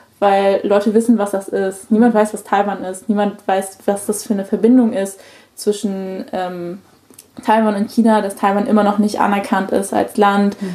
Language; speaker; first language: German; early bilingual, other home language; Chinese